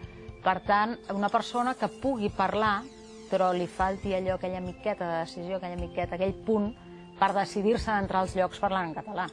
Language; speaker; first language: Catalan; native; Catalan